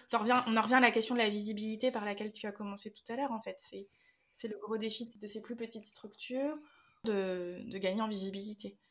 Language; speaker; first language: French; native; French